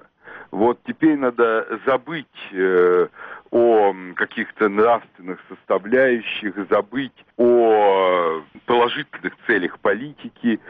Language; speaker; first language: Russian; native; Russian